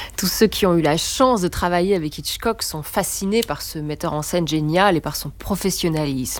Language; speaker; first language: French; native; French